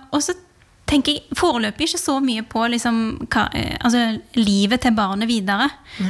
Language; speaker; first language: Norwegian; early bilingual, other home language; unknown